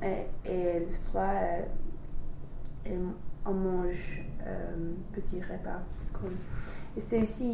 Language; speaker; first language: French; non-native, learner; English